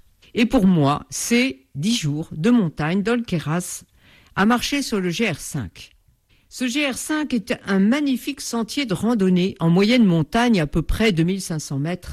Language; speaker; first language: French; native; French